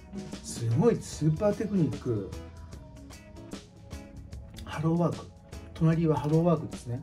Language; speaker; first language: Japanese; native; Japanese